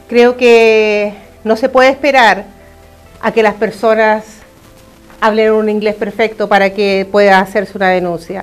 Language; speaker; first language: Spanish; native; Spanish